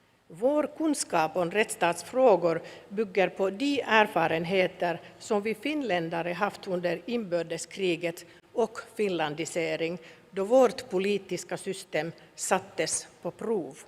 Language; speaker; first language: Swedish; non-native, local second language; Finnish